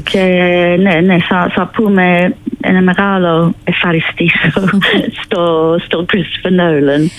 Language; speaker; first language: Greek; non-native, fluent; English